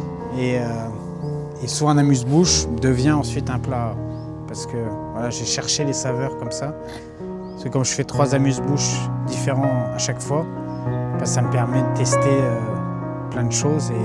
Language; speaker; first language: French; native; French